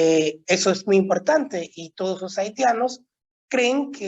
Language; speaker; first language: Spanish; non-native, local second language; Haitian Creole